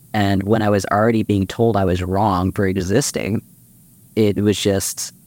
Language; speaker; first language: English; native; English